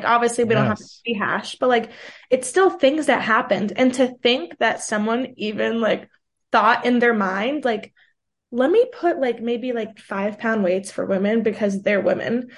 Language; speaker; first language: English; early bilingual, other home language; Portuguese